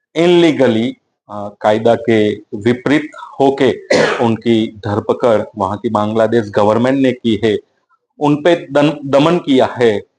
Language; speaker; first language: Hindi; non-native, local second language; Gujarati